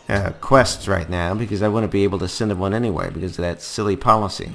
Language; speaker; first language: English; native; English